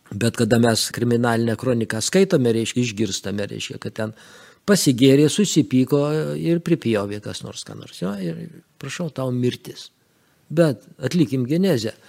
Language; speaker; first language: Lithuanian; native; Lithuanian